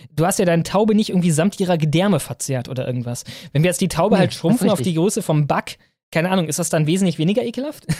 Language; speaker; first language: German; native; German